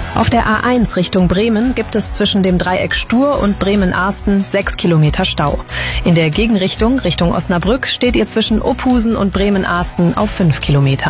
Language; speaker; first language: German; native; German